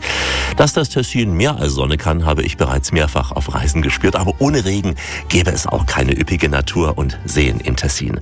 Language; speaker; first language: German; native; German